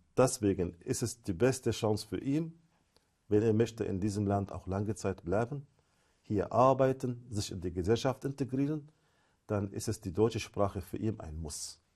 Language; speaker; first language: German; non-native, fluent; Arabic